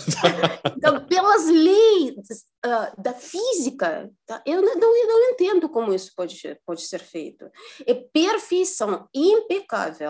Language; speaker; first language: Portuguese; non-native, fluent; Russian